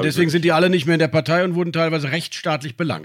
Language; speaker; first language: German; native; German